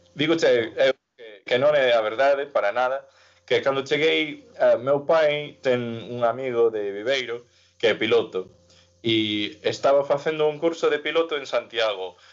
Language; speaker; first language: Galician; non-native, fluent; English